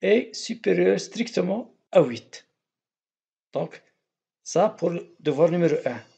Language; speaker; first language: French; non-native, local second language; Arabic